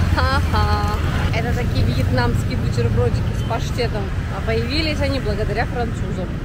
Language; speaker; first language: Russian; native; Russian